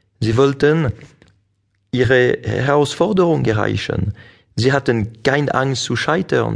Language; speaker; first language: German; non-native, local second language; French